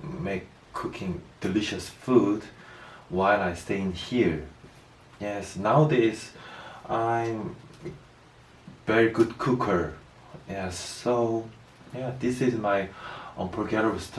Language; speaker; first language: English; non-native, learner; Korean